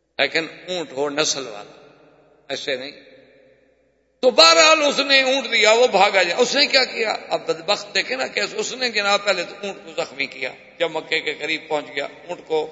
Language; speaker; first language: Urdu; native; Urdu